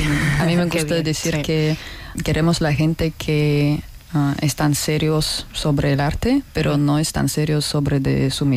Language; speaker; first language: Spanish; non-native, learner; Russian